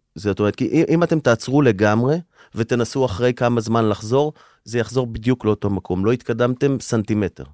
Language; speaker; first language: Hebrew; native; Hebrew